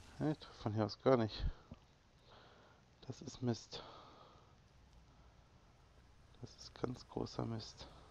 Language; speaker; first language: German; native; German